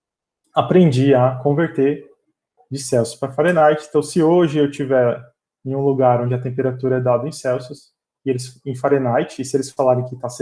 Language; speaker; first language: Portuguese; native; Portuguese